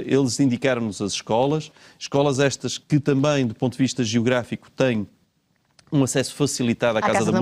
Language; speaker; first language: Portuguese; native; Portuguese